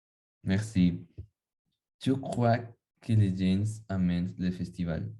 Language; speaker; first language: French; non-native, learner; Spanish